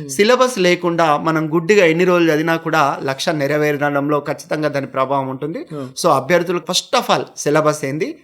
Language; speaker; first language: Telugu; native; Telugu